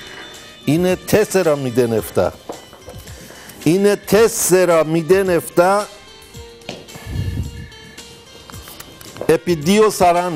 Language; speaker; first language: Greek; non-native, learner; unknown